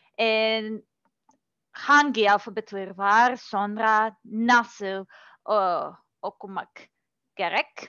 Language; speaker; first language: Turkish; non-native, learner; Russian